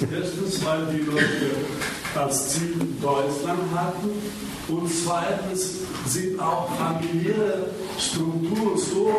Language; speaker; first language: German; non-native, fluent; Greek